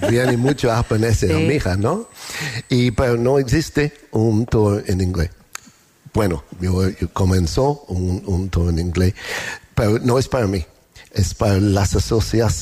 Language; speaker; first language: Spanish; non-native, learner; English